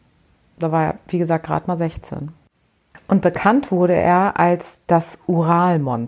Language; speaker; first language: German; native; German